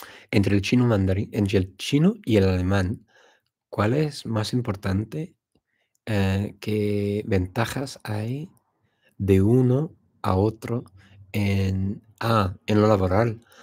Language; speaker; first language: Spanish; non-native, fluent; English